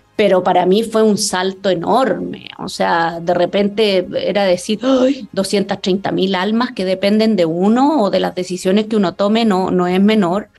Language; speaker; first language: Spanish; native; Spanish